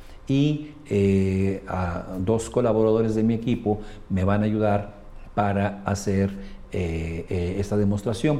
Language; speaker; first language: Spanish; native; Spanish